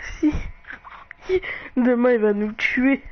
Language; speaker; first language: French; native; French